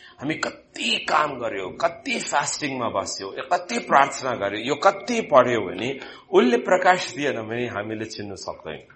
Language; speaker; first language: Nepali; non-native, fluent; Malayalam